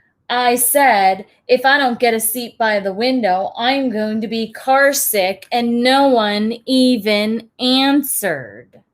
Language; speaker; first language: English; native; English